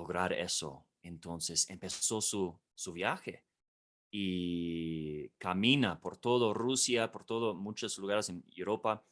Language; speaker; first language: Spanish; non-native, fluent; English